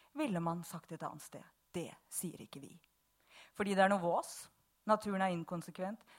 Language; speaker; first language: English; non-native, fluent; Bosnian